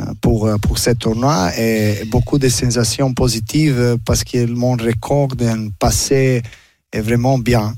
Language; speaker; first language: French; non-native, learner; Serbian